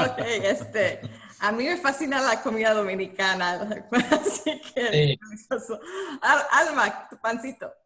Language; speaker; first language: Spanish; early bilingual, heritage; Spanish